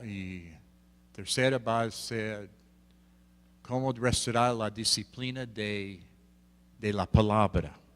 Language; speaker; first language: Spanish; non-native, fluent; English